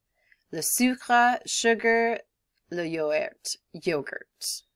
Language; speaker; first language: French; non-native, fluent; English